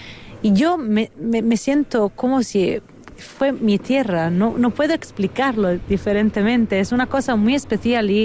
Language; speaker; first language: Spanish; non-native, fluent; Italian